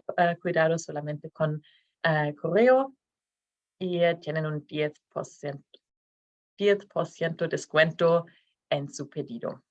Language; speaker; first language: Spanish; non-native, fluent; Norwegian